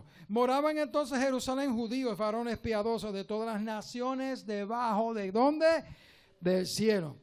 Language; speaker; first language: Spanish; native; Spanish